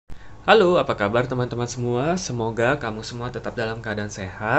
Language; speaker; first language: Indonesian; native; Indonesian